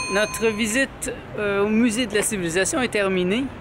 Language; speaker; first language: French; native; French